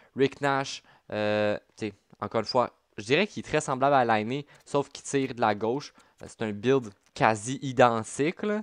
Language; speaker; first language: French; native; French